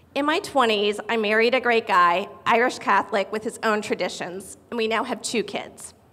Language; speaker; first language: English; native; English